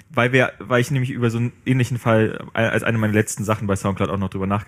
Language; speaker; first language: German; native; German